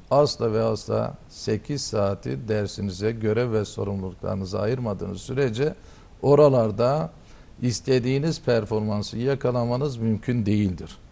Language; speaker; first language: Turkish; native; Turkish